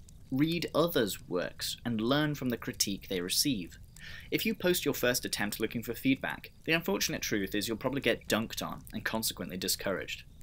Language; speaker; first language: English; native; English